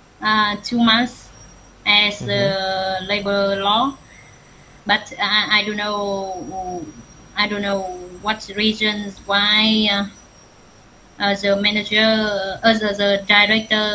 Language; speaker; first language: English; non-native, learner; Vietnamese